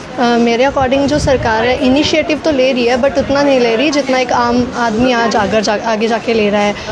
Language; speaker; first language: Hindi; non-native, local second language; Punjabi